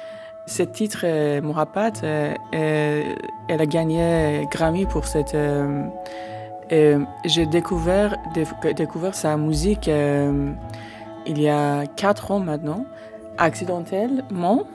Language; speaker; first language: French; non-native, learner; Persian